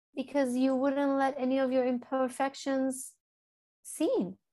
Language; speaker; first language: English; early bilingual, other home language; Turkish